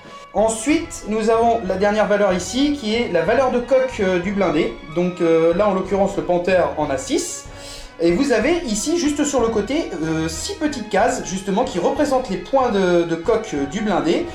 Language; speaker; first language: French; native; French